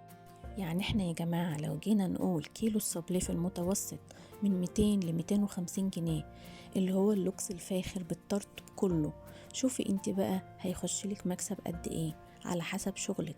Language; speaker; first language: Arabic; native; Arabic